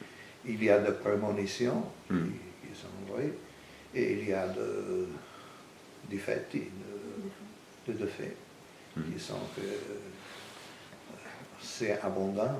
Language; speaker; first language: French; non-native, fluent; Italian